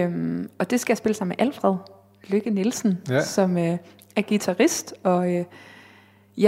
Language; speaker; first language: Danish; native; Danish